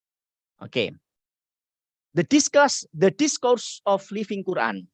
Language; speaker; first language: English; non-native, learner; Indonesian